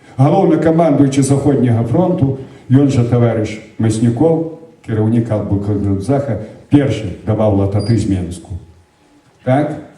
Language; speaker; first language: Belarusian; native; Belarusian